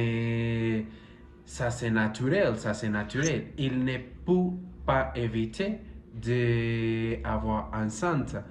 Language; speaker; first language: French; non-native, learner; Spanish